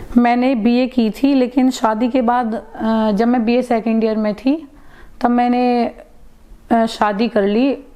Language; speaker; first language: Hindi; native; Hindi